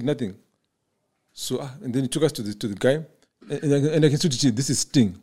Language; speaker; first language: English; non-native, local second language; Shona